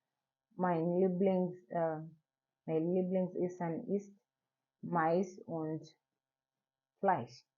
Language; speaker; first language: German; non-native, learner; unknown